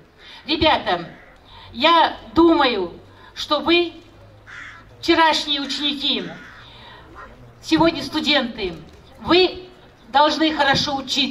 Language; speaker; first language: Russian; non-native, local second language; Kazakh